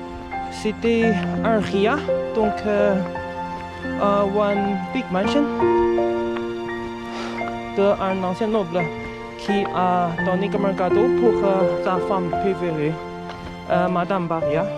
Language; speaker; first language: French; non-native, fluent; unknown